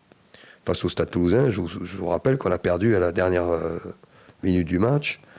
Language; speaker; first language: French; native; French